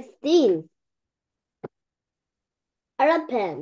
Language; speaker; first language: English; non-native, learner; Korean